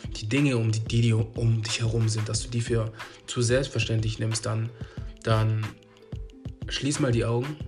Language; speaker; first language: German; native; German